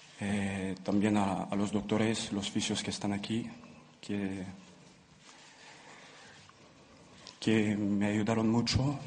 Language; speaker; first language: Spanish; non-native, fluent; French